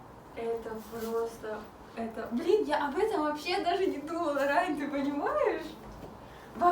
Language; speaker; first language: Russian; native; Russian